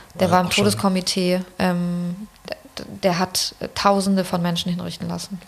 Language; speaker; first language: German; early bilingual, other home language; Persian